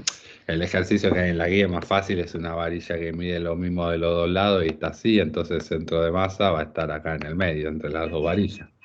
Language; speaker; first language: Spanish; native; Spanish